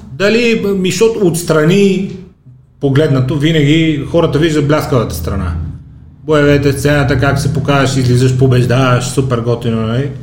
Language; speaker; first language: Bulgarian; native; Bulgarian